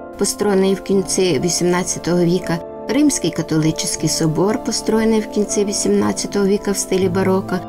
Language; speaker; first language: Ukrainian; native; Ukrainian